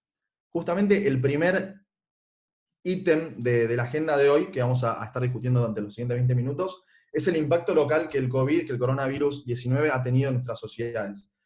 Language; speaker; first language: Spanish; native; Spanish